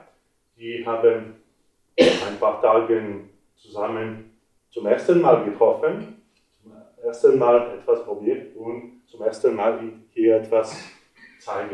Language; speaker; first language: German; non-native, local second language; French